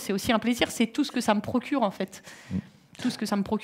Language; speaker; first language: French; native; French